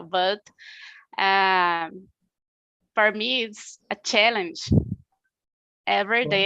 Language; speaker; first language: English; non-native, learner; Portuguese